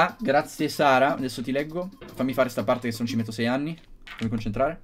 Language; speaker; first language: Italian; native; Italian